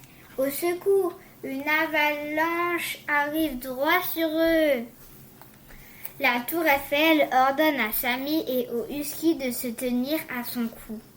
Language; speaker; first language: French; native; French